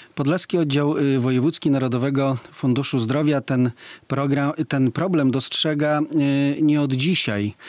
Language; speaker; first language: Polish; native; Polish